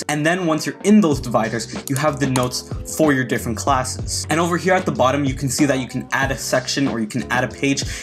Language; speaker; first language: English; native; English